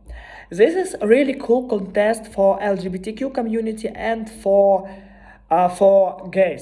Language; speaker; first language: English; non-native, learner; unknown